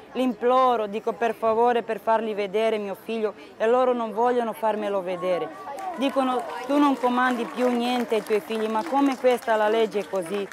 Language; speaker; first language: Italian; non-native, local second language; Romany